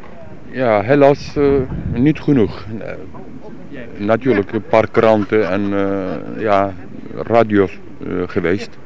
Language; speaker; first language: Dutch; non-native, learner; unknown